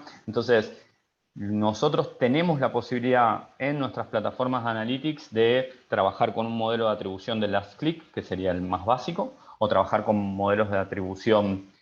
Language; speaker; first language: Spanish; native; Spanish